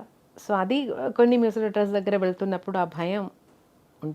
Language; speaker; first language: Telugu; non-native, local second language; Malayalam